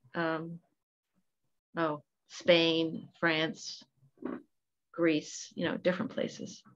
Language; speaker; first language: English; native; English